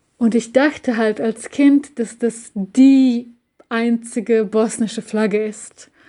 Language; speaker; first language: German; early bilingual, other home language; Bosnian